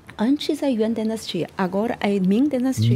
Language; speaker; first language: Portuguese; non-native, learner; Chinese